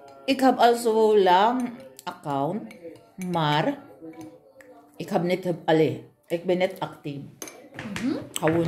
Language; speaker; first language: Dutch; non-native, learner; Filipino